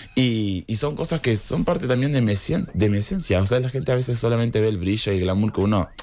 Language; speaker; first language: Spanish; native; Spanish